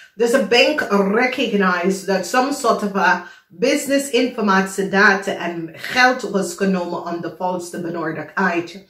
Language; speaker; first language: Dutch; non-native, learner; English